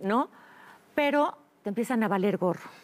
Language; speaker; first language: Spanish; native; Spanish